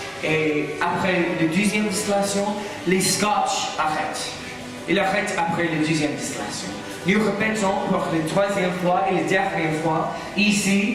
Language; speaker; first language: French; non-native, learner; English